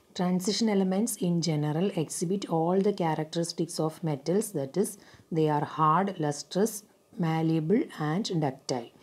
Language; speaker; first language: English; non-native, local second language; Malayalam